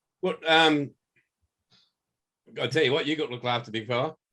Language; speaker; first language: English; native; English